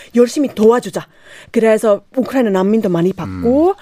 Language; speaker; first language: Korean; non-native, fluent; Finnish